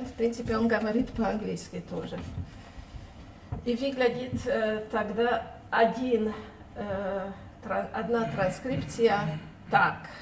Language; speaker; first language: Russian; non-native, fluent; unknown